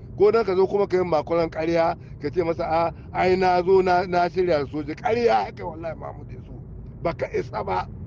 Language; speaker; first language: Hausa; native; Hausa